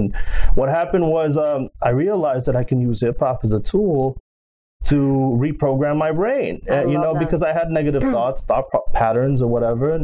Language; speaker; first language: English; non-native, local second language; Filipino